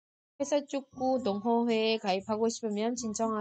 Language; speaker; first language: Korean; non-native, fluent; Indonesian